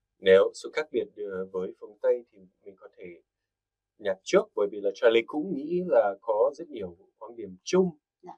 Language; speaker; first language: Vietnamese; non-native, fluent; English